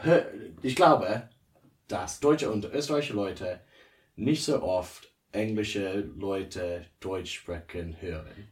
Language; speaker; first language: German; non-native, learner; English